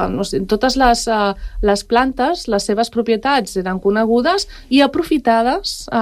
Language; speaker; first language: Catalan; native; Catalan